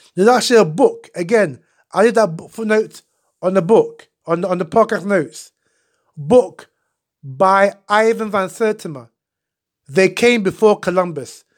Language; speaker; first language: English; non-native, local second language; Akan